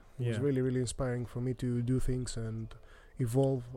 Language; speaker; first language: English; non-native, fluent; Greek